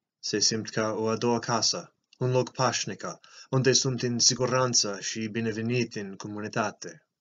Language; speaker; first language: Romanian; non-native, learner; English